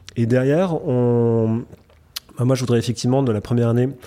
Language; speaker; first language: French; native; French